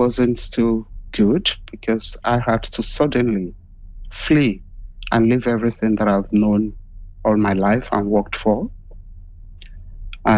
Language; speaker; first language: English; non-native, local second language; Yoruba